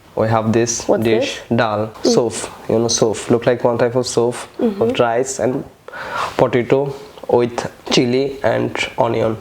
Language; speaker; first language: English; non-native, local second language; Bangla